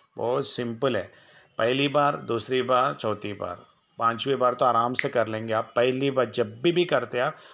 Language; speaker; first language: Hindi; non-native, local second language; Telugu